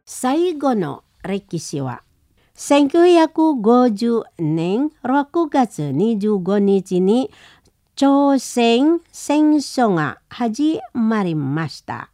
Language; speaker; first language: Japanese; non-native, learner; Indonesian